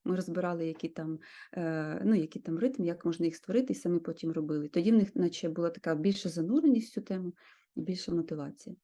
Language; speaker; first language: Ukrainian; native; Ukrainian